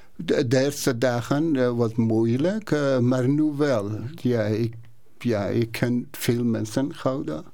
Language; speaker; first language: Dutch; non-native, learner; Persian